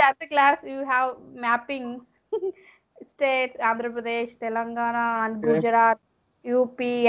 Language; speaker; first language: English; non-native, learner; Telugu